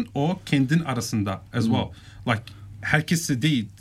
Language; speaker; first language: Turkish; early bilingual, heritage; Turkish